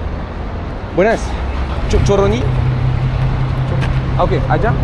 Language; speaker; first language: Spanish; non-native, learner; French